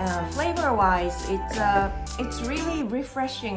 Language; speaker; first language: English; non-native, fluent; Japanese